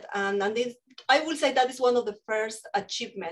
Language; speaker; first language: English; non-native, fluent; Spanish